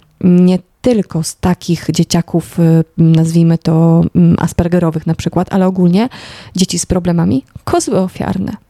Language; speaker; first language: Polish; native; Polish